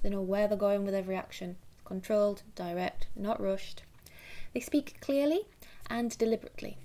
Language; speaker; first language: English; native; English